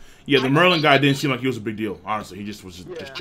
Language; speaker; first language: English; native; English